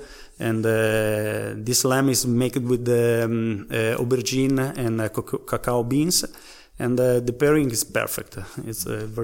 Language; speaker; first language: English; non-native, learner; Italian